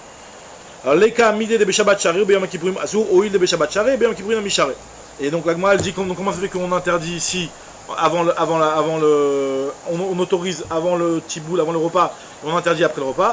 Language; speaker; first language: French; native; French